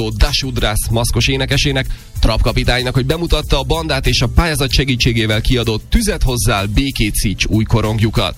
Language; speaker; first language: Hungarian; native; Hungarian